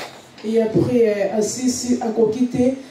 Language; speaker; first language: French; non-native, local second language; Lingala